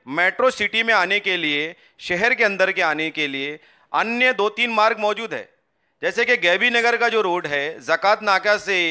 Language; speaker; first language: Hindi; non-native, local second language; Urdu